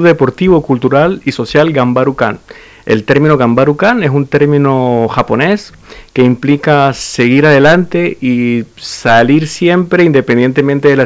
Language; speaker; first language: Spanish; native; Spanish